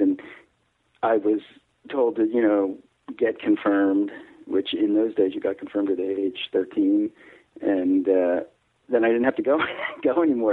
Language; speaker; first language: English; native; English